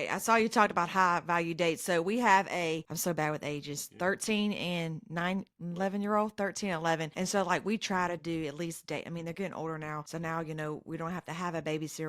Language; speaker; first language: English; native; English